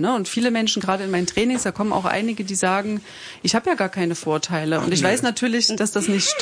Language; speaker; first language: German; native; German